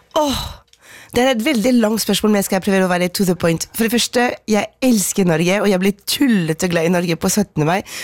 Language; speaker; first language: Norwegian; non-native, fluent; French